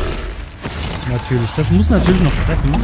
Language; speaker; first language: German; native; German